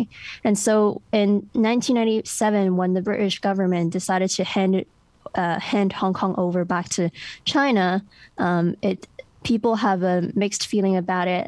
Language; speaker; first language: English; non-native, local second language; Cantonese